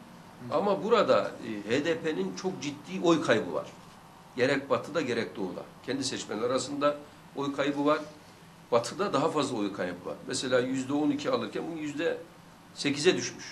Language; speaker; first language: Turkish; native; Turkish